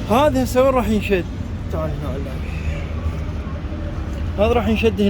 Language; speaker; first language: Arabic; native; Arabic